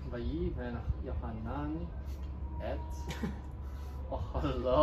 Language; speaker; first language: Hebrew; non-native, learner; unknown